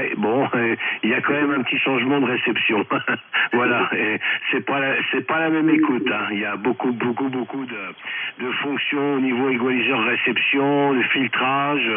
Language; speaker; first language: French; native; French